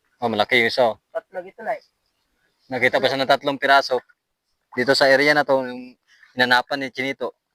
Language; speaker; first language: Filipino; native; Filipino